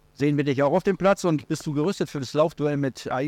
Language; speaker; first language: German; native; German